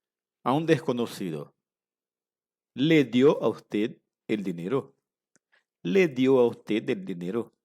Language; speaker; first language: Spanish; non-native, fluent; Portuguese